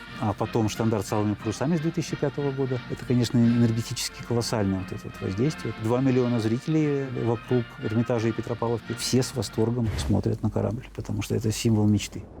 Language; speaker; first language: Russian; native; Russian